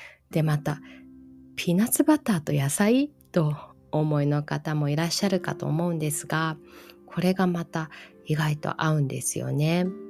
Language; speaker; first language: Japanese; early bilingual, heritage; Japanese